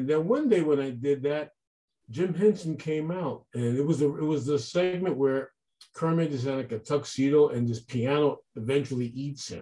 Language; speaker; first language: English; native; English